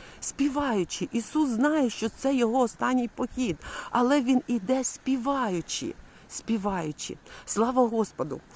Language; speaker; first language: Ukrainian; non-native, local second language; Russian